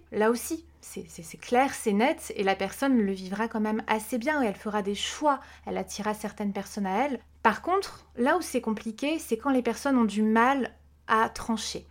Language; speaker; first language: French; native; French